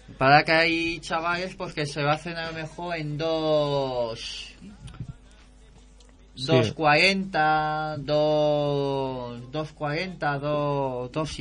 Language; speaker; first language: Spanish; native; Spanish